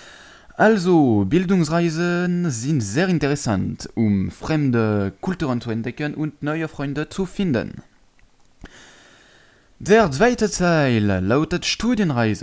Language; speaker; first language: German; non-native, learner; French